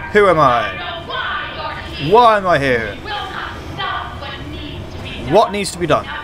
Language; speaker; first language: English; native; English